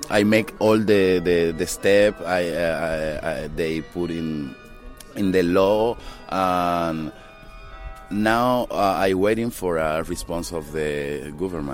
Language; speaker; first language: English; non-native, learner; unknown